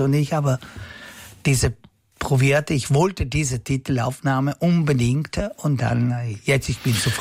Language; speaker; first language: German; non-native, local second language; Italian